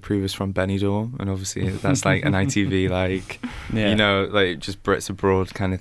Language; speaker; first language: English; native; English